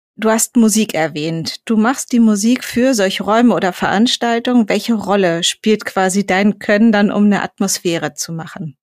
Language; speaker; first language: German; native; German